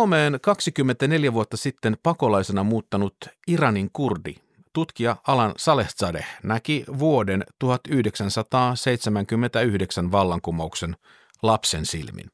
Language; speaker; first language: Finnish; native; Finnish